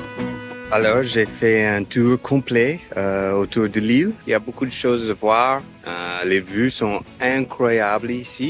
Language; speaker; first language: French; non-native, fluent; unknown